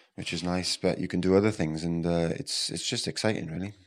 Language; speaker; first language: English; native; English